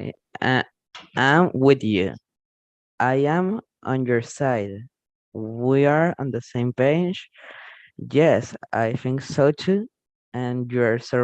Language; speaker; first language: English; non-native, learner; Spanish